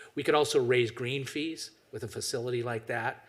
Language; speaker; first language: English; native; English